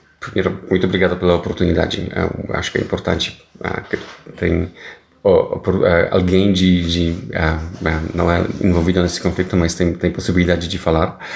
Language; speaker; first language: Portuguese; non-native, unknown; Polish